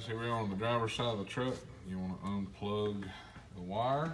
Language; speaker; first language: English; native; English